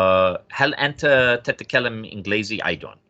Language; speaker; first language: Arabic; non-native, fluent; English